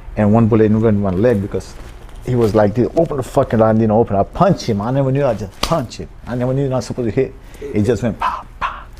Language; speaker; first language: English; non-native, local second language; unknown